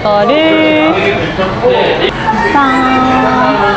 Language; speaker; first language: Korean; non-native, fluent; Japanese